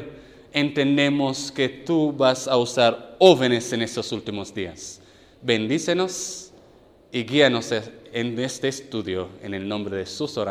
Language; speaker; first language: Spanish; non-native, learner; English